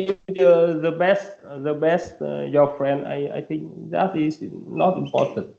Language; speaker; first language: English; non-native, learner; Vietnamese